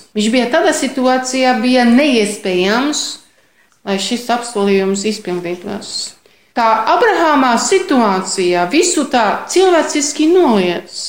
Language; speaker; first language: Latvian; non-native, fluent; Polish